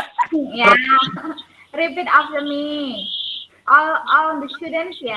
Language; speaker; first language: English; non-native, learner; Indonesian